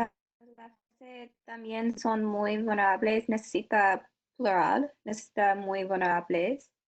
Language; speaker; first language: Spanish; non-native, learner; English